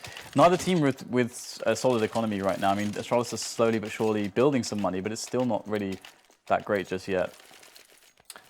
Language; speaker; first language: English; native; English